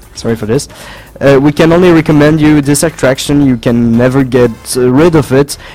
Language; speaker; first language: English; non-native, fluent; French